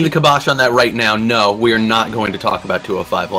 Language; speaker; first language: English; native; English